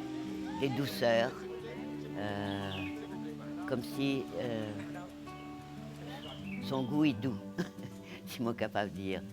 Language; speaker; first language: French; non-native, local second language; Morisyen